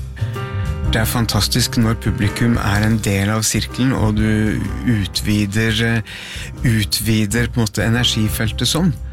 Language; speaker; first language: Norwegian; native; Norwegian